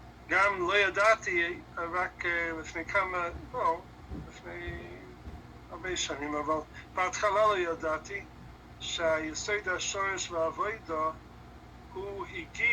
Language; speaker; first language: Hebrew; non-native, fluent; English